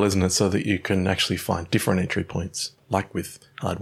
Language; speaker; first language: English; native; English